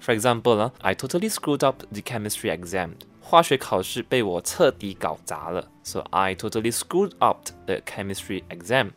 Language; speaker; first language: English; non-native, local second language; Chinese